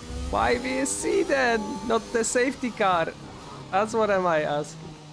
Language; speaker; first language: English; non-native, fluent; Polish